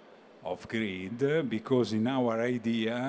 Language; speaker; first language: English; non-native, learner; Italian